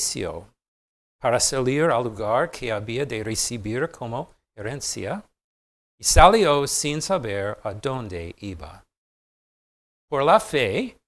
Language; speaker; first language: Spanish; non-native, fluent; English